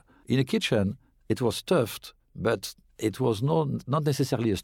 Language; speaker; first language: English; non-native, fluent; French